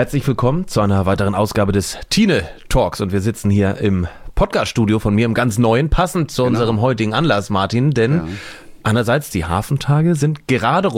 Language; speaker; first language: German; native; German